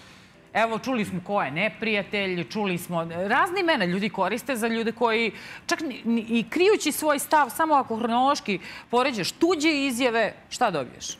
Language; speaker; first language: Serbian; native; Serbian